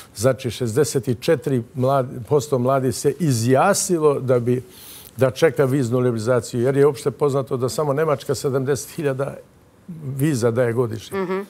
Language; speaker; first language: Bosnian; non-native, local second language; Albanian